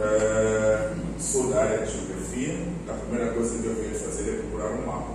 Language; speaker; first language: Portuguese; non-native, local second language; Tsonga